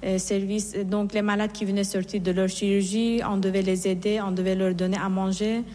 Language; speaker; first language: French; non-native, fluent; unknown